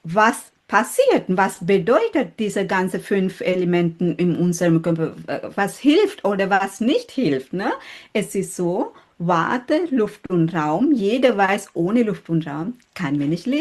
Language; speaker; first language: German; non-native, fluent; Sinhala